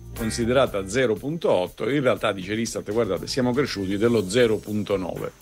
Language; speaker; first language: Italian; native; Italian